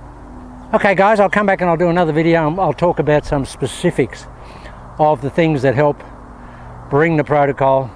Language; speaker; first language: English; native; English